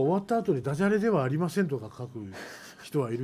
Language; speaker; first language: Japanese; native; Japanese